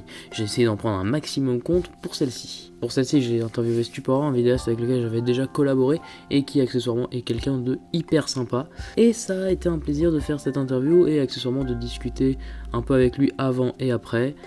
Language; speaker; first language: French; native; French